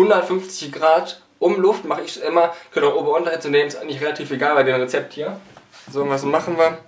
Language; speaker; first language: German; native; German